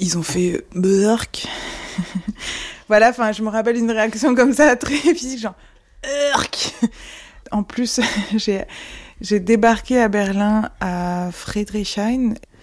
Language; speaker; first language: French; native; French